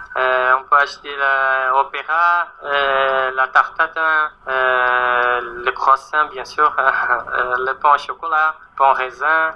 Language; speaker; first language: French; non-native, learner; Portuguese